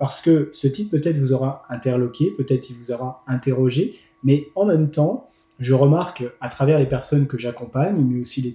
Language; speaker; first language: French; native; French